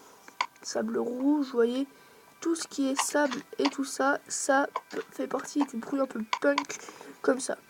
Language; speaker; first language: French; native; French